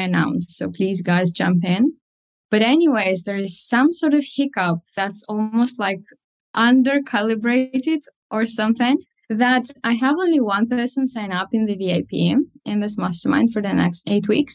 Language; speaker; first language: English; non-native, fluent; Russian